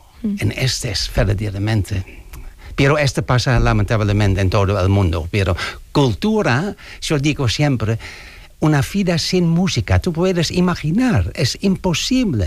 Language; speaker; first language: Spanish; non-native, learner; Dutch